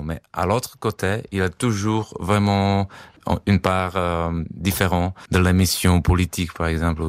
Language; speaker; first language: French; non-native, fluent; Czech